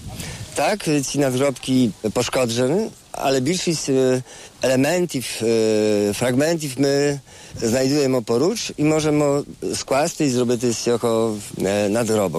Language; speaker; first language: Ukrainian; non-native, fluent; Polish